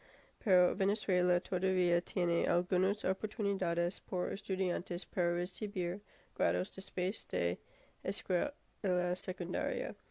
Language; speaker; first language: Spanish; non-native, learner; English